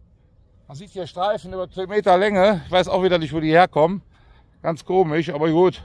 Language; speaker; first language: German; native; German